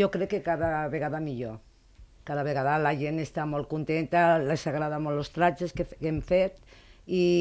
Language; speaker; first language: Catalan; non-native, local second language; Spanish